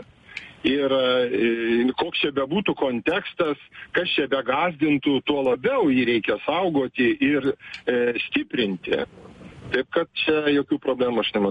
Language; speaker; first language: Lithuanian; native; Lithuanian